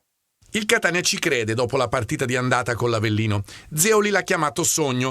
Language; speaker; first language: Italian; native; Italian